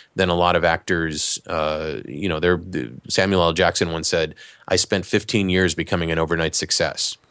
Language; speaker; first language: English; native; English